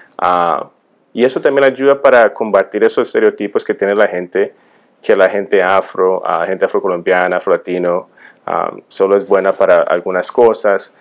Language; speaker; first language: Spanish; early bilingual, heritage; Spanish